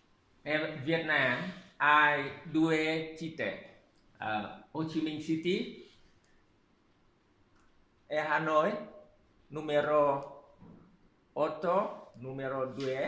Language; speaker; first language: Italian; non-native, learner; Vietnamese